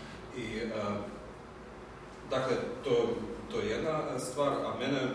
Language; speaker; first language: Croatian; early bilingual, heritage; German